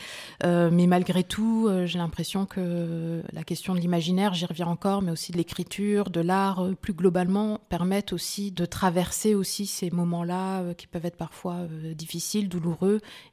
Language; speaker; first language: French; early bilingual, other home language; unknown